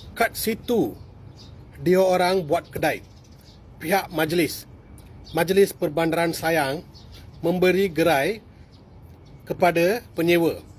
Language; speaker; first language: Malay; non-native, local second language; Tamil